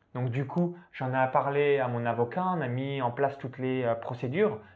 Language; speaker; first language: French; native; French